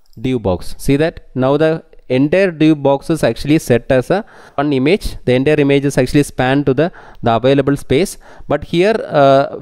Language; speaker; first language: English; non-native, local second language; Tamil